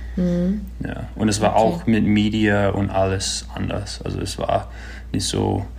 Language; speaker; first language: German; early bilingual, other home language; English